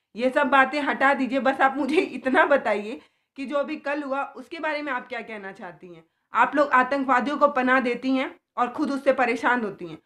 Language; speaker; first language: Hindi; native; Hindi